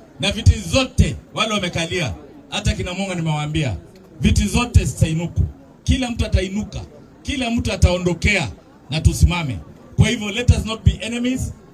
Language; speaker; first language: Swahili; non-native, local second language; Kamba